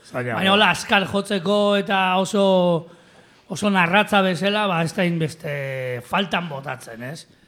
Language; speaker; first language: Basque; native; Basque